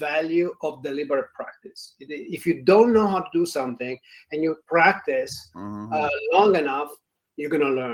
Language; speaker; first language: English; non-native, fluent; Italian